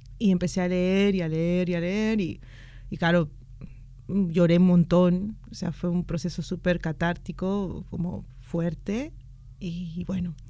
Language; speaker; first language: Spanish; native; Spanish